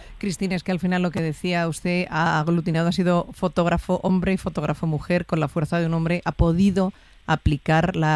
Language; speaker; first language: Spanish; native; Spanish